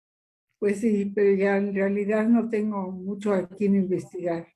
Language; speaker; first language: Spanish; early bilingual, other home language; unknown